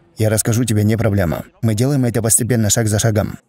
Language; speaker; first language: Russian; non-native, fluent; Danish